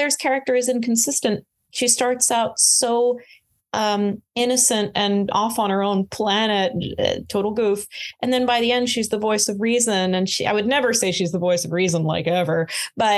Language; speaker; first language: English; native; English